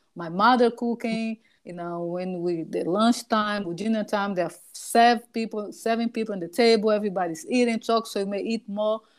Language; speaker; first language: English; non-native, fluent; Portuguese